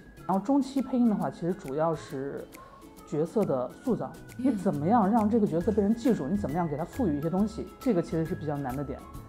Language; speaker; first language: Chinese; native; Chinese